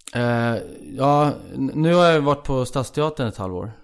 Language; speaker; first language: Swedish; early bilingual, other home language; Icelandic